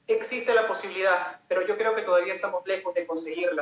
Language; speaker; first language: Spanish; native; Spanish